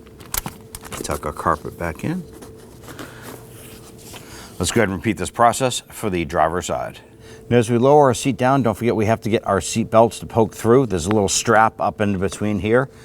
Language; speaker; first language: English; native; English